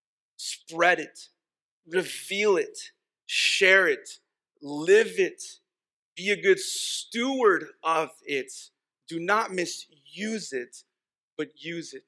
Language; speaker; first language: English; early bilingual, other home language; Spanish